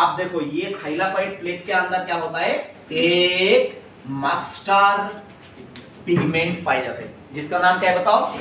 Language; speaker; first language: Hindi; non-native, local second language; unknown